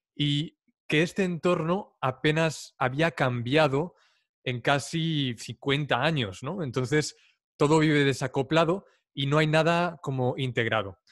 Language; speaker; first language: Spanish; native; Spanish